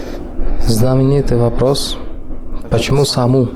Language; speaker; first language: Russian; non-native, learner; Uzbek